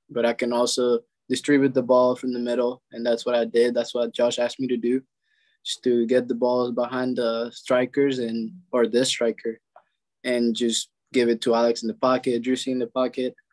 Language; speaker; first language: English; non-native, fluent; Spanish